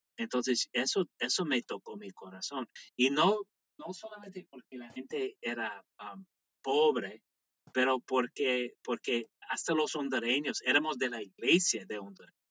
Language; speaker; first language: Spanish; non-native, fluent; English